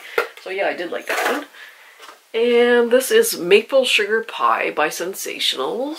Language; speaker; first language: English; native; English